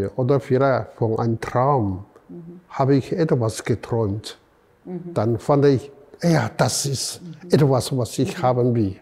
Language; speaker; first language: German; non-native, fluent; Chinese